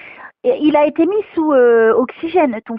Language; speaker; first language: French; native; French